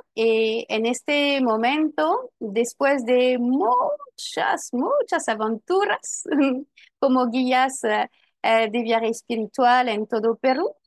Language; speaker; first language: Spanish; non-native, fluent; French